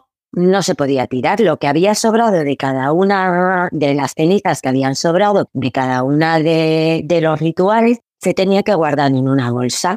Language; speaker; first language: Spanish; early bilingual, other home language; Arabic